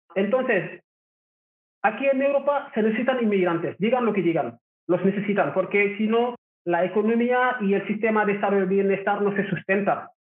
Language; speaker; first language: Spanish; non-native, fluent; Wolof